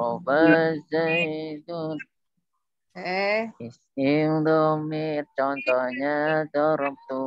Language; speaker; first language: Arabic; non-native, learner; Indonesian